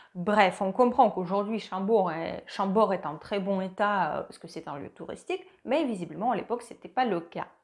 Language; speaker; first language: French; non-native, fluent; Russian